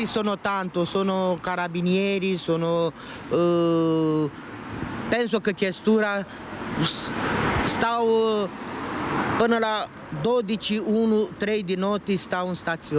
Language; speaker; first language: Italian; non-native, learner; Romanian